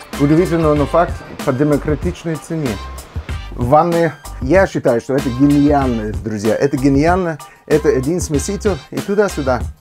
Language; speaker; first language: Russian; non-native, fluent; English